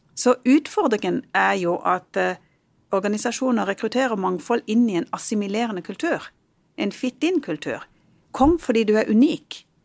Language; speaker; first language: Norwegian; early bilingual, other home language; Punjabi